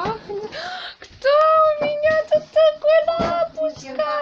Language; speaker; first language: Russian; native; Russian